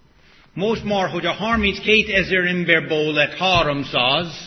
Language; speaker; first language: Hungarian; non-native, fluent; English